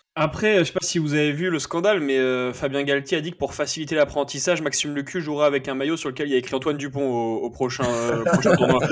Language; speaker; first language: French; native; French